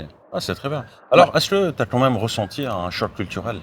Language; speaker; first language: French; native; French